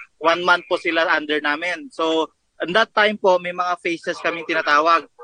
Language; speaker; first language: Filipino; non-native, local second language; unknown